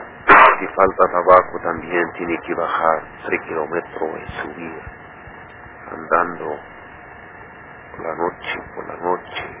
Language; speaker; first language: Spanish; non-native, learner; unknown